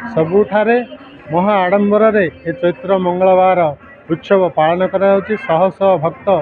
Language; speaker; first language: Odia; native; Odia